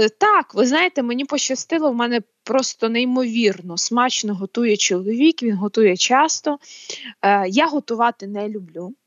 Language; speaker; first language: Ukrainian; native; Ukrainian